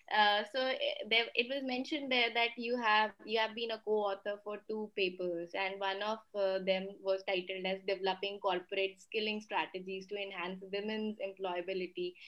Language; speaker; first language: English; non-native, local second language; Hindi